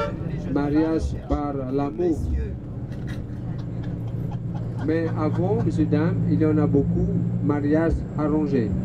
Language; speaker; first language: French; non-native, learner; Balinese